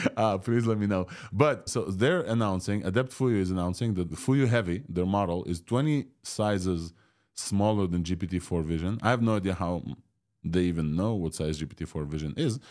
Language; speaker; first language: English; non-native, fluent; Russian